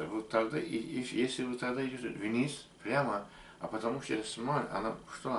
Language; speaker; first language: Russian; non-native, learner; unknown